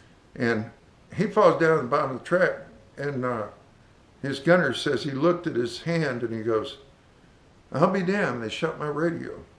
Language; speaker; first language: English; native; English